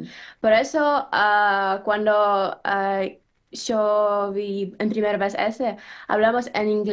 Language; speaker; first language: Spanish; non-native, learner; Ukrainian